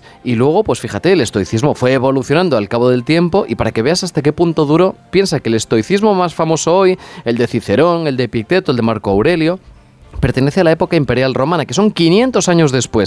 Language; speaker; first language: Spanish; native; Spanish